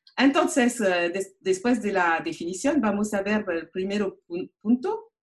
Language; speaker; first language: Spanish; non-native, learner; French